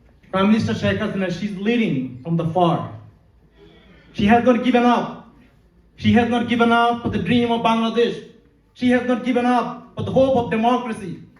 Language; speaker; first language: English; non-native, local second language; Bangla